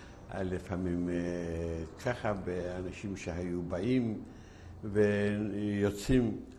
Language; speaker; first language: Hebrew; non-native, fluent; Yiddish